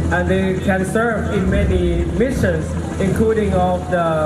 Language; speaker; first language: English; non-native, learner; Thai